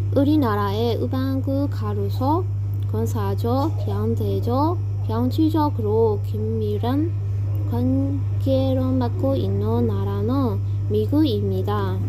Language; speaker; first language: Korean; non-native, learner; Burmese